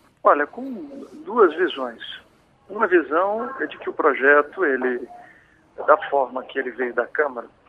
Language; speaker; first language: Portuguese; native; Portuguese